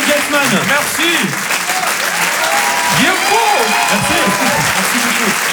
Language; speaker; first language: French; native; French